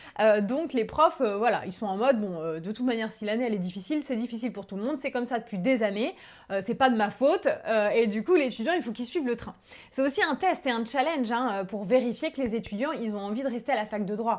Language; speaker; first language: French; native; French